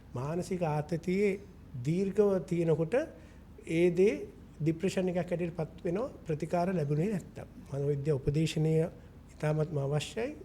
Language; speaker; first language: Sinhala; non-native, local second language; Malay